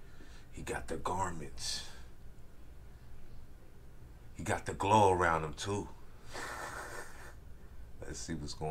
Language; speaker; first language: English; native; English